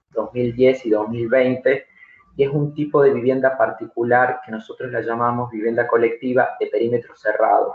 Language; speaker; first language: Spanish; native; Spanish